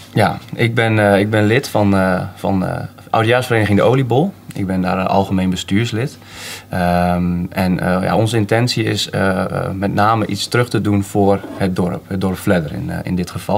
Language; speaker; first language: Dutch; native; Dutch